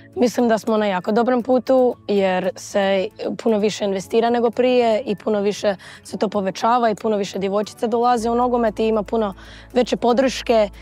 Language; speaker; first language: Croatian; early bilingual, heritage; English